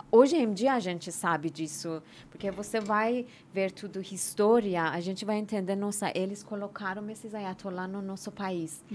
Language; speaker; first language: Portuguese; non-native, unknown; Persian